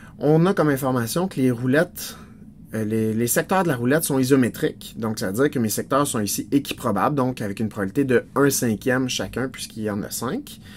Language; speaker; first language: French; native; French